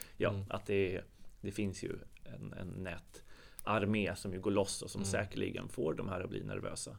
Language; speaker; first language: Swedish; native; Swedish